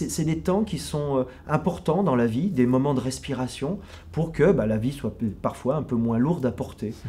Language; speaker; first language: French; native; French